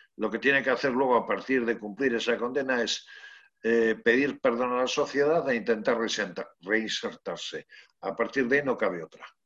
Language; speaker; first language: Spanish; native; Spanish